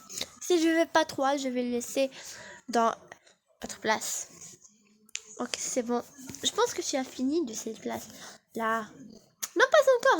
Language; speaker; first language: French; non-native, learner; Arabic